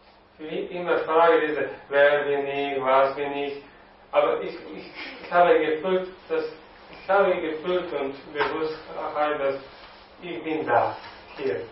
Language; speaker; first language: German; non-native, learner; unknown